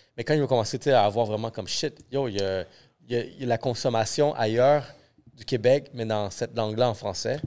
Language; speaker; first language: French; non-native, fluent; English